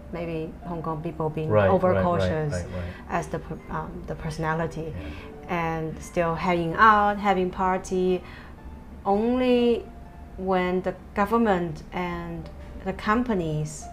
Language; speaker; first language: English; non-native, fluent; Chinese